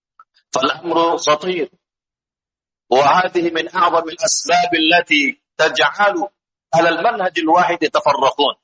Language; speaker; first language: Arabic; non-native, fluent; Indonesian